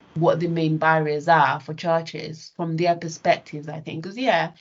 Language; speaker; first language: English; non-native, local second language; Yoruba